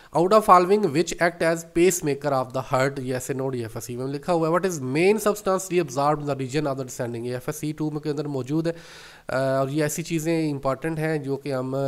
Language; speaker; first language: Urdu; non-native, local second language; Punjabi